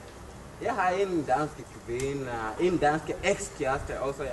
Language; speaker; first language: Danish; non-native, learner; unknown